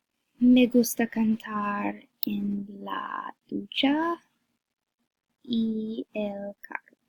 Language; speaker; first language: Spanish; non-native, learner; English